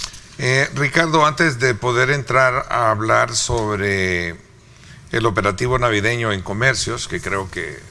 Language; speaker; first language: Spanish; native; Spanish